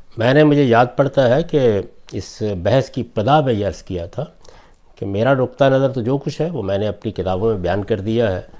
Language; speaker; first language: Urdu; non-native, local second language; Punjabi